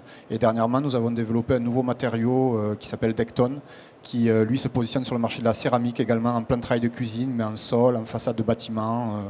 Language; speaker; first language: French; native; French